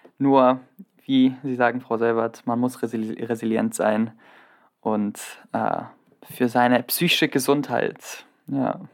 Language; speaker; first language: German; early bilingual, heritage; Greek